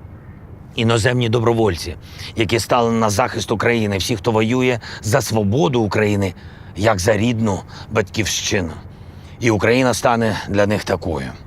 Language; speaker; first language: Ukrainian; non-native, local second language; Russian